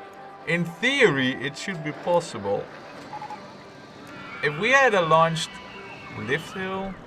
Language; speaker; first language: English; non-native, fluent; Dutch